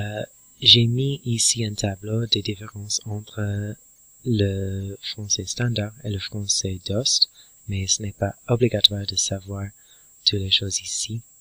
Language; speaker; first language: French; non-native, learner; English